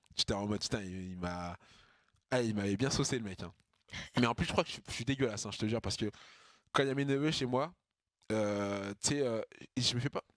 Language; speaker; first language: French; native; French